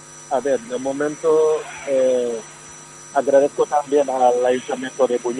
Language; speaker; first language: Spanish; non-native, fluent; Wolof